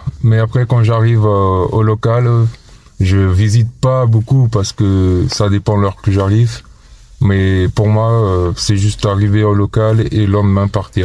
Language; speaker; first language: French; non-native, fluent; Portuguese